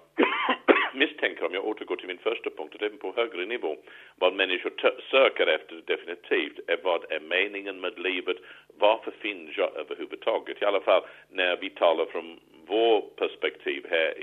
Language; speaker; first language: Swedish; non-native, fluent; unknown